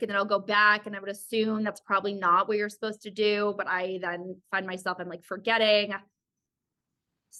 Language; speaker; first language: English; native; English